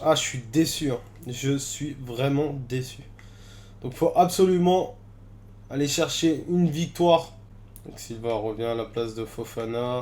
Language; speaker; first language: French; native; French